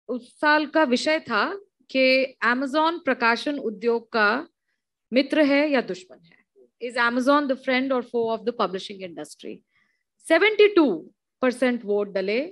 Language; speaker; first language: Hindi; native; Hindi